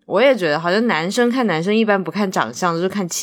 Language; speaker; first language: Chinese; native; Chinese